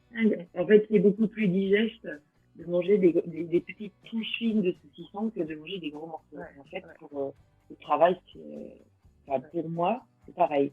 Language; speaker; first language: French; native; French